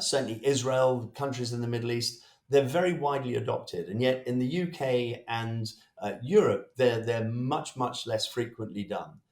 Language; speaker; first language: English; native; English